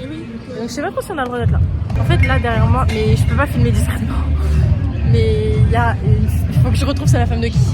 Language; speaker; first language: French; native; French